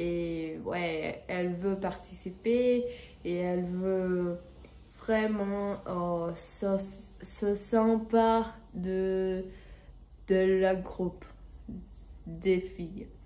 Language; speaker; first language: French; non-native, learner; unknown